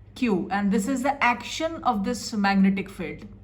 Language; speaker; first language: English; non-native, local second language; Bangla